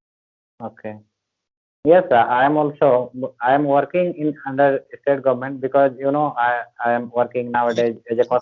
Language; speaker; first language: English; non-native, learner; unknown